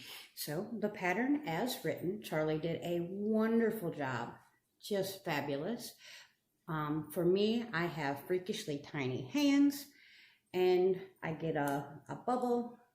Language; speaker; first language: English; native; English